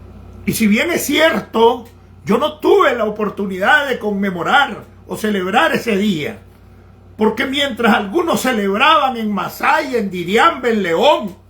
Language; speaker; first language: Spanish; native; Spanish